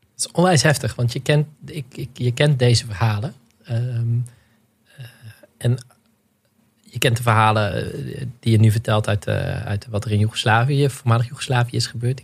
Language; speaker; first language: Dutch; native; Dutch